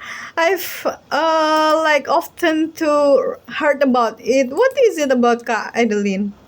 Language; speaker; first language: English; non-native, learner; Indonesian